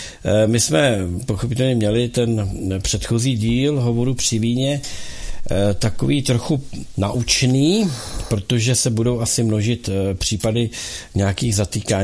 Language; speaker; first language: Czech; native; Czech